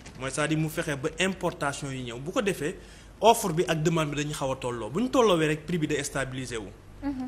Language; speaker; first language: Wolof; native; Wolof